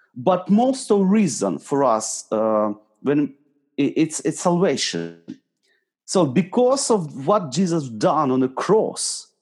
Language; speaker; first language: English; non-native, fluent; Ukrainian